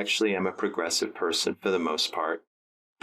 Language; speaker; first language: English; native; English